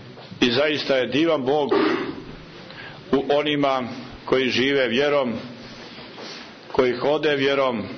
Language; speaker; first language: Croatian; native; Croatian